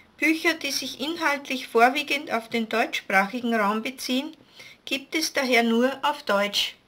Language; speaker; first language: German; native; German